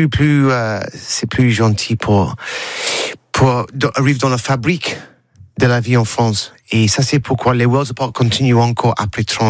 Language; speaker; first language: French; non-native, learner; English